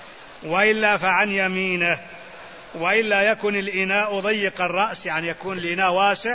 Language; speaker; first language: Arabic; native; Arabic